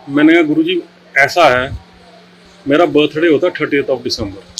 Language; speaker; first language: Hindi; native; Hindi